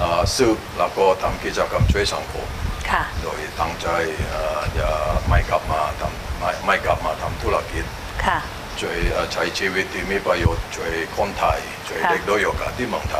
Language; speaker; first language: Thai; non-native, fluent; Indonesian